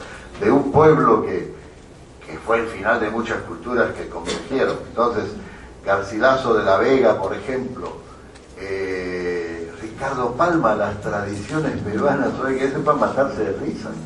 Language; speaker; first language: Spanish; native; Spanish